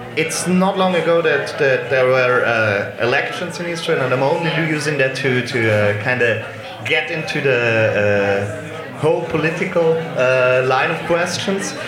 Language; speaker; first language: English; non-native, fluent; German